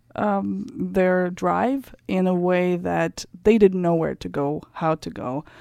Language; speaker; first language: English; non-native, fluent; Kazakh